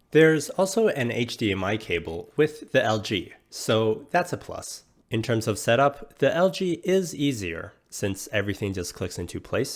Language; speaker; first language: English; native; English